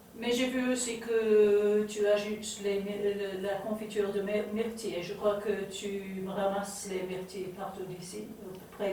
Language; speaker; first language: French; non-native, learner; English